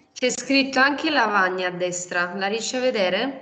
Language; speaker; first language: Italian; native; Italian